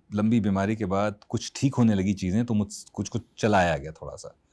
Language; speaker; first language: Hindi; native; Hindi